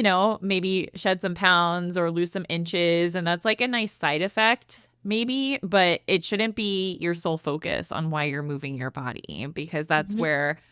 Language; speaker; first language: English; native; English